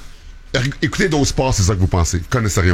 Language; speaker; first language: French; native; French